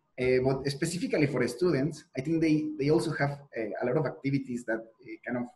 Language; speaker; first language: English; non-native, fluent; Spanish